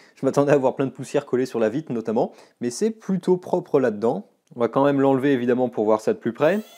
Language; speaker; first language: French; native; French